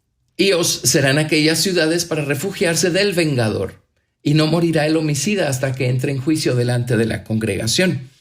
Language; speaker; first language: Spanish; native; Spanish